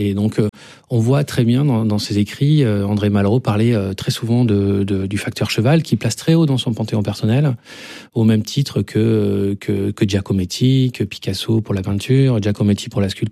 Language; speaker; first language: French; native; French